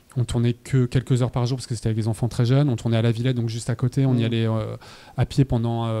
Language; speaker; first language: French; native; French